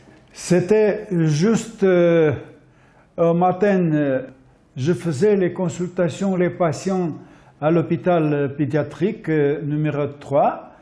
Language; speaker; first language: French; non-native, fluent; Armenian